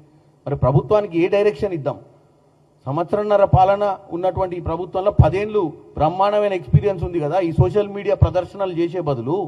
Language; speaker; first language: Telugu; native; Telugu